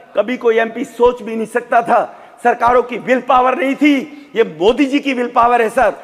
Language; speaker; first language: Hindi; native; Hindi